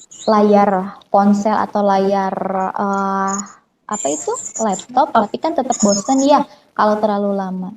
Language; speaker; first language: Indonesian; native; Indonesian